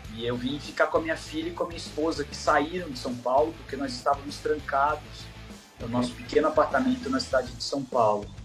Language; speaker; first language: Portuguese; native; Portuguese